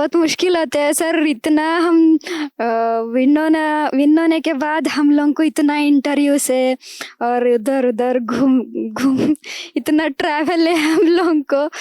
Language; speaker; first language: Hindi; non-native, local second language; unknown